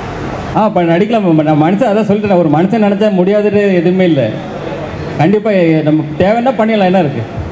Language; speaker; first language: Tamil; native; Tamil